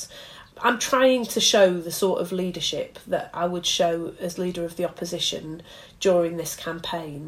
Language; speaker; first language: English; native; English